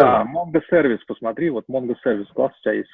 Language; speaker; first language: Russian; native; Russian